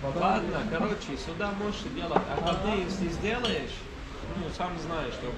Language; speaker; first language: Russian; non-native, learner; Turkish